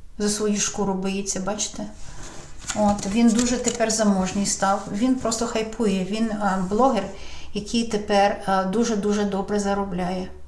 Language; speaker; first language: Ukrainian; non-native, local second language; Russian